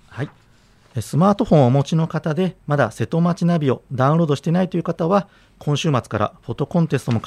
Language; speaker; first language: Japanese; native; Japanese